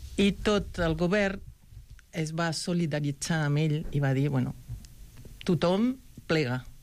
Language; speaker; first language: Catalan; non-native, fluent; Spanish